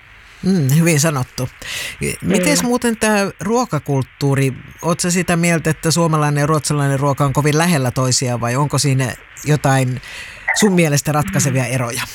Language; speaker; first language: Finnish; native; Finnish